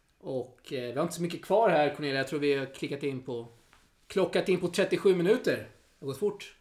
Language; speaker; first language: Swedish; native; Swedish